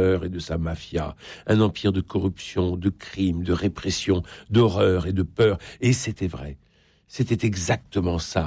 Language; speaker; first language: French; native; French